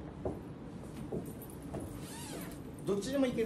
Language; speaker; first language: Japanese; native; Japanese